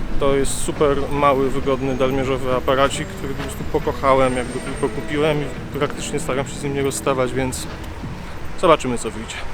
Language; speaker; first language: Polish; native; Polish